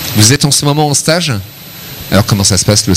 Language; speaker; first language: French; native; French